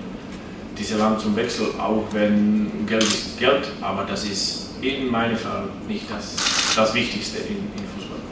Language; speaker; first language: German; non-native, fluent; Slovak